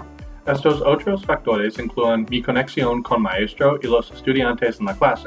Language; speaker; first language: Spanish; non-native, learner; English